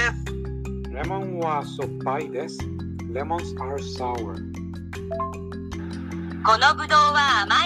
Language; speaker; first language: Japanese; non-native, learner; English